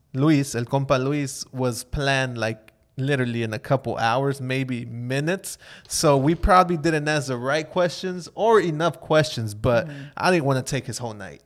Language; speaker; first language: English; native; English